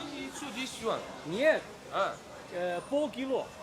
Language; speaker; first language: Russian; non-native, learner; Chinese